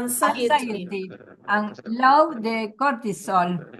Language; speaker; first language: English; non-native, learner; Spanish